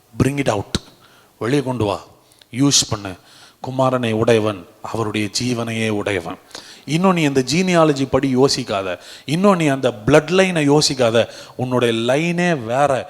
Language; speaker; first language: Tamil; native; Tamil